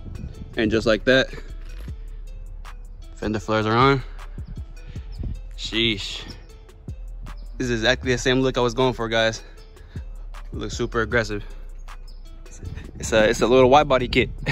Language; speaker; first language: English; native; English